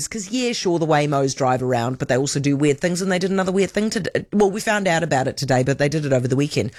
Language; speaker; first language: English; native; English